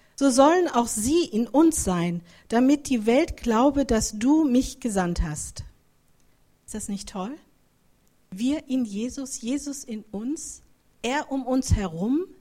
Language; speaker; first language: German; native; German